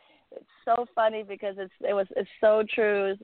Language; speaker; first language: English; native; English